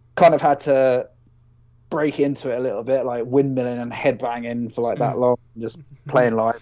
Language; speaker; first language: English; native; English